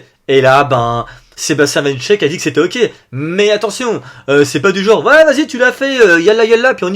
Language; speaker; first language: French; native; French